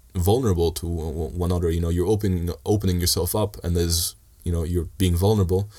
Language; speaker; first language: English; early bilingual, heritage; Dutch